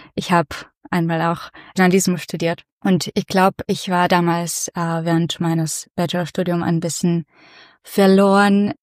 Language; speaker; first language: German; non-native, fluent; Russian